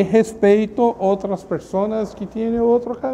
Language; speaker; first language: Spanish; non-native, learner; Portuguese